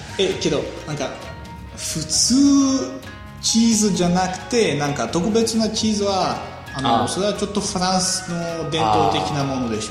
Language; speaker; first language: Japanese; non-native, learner; Bulgarian